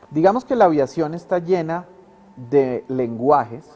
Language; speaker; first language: Spanish; native; Spanish